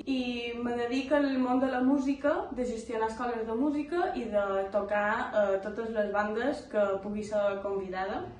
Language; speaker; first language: Catalan; early bilingual, other home language; Spanish